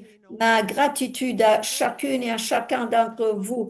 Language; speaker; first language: French; non-native, fluent; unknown